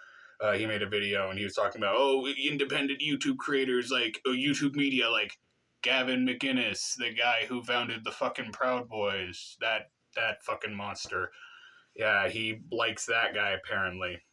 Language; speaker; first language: English; native; English